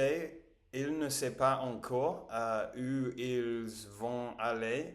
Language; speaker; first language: French; non-native, learner; English